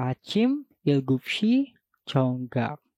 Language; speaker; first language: Korean; non-native, fluent; Indonesian